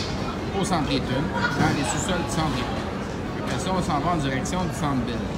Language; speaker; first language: French; native; French